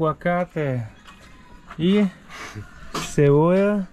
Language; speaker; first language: Spanish; non-native, learner; German